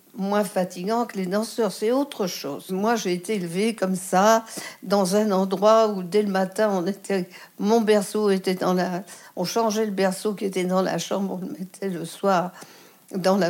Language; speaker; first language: French; native; French